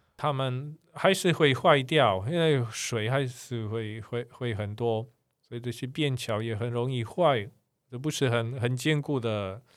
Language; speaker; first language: Chinese; non-native, fluent; Polish